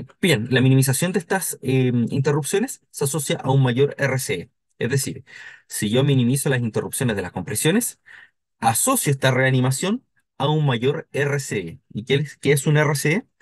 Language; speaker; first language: Spanish; native; Spanish